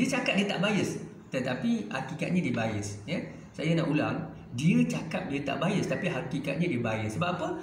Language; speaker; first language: Malay; native; Malay